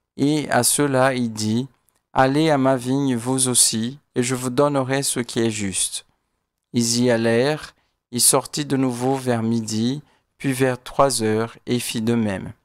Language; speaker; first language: French; non-native, fluent; Portuguese